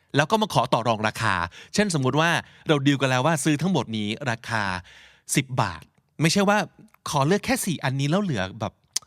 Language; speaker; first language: Thai; native; Thai